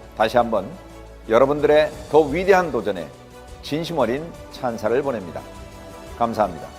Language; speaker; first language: Korean; native; Korean